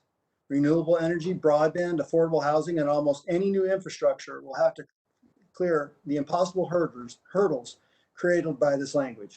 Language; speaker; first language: English; native; English